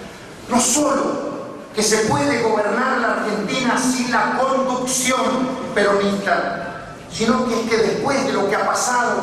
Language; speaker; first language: Spanish; native; Spanish